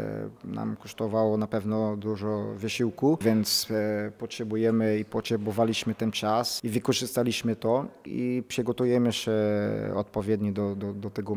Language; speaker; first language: Polish; non-native, fluent; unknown